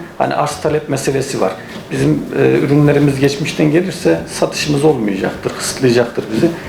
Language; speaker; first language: Turkish; native; Turkish